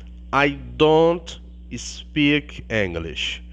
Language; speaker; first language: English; non-native, learner; Portuguese